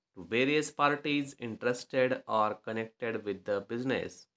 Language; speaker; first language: English; non-native, local second language; Marathi